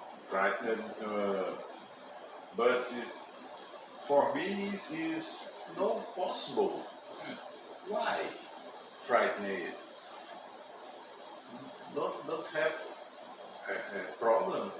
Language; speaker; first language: English; non-native, learner; Portuguese